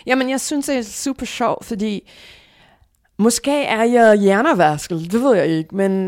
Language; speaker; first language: Danish; non-native, fluent; English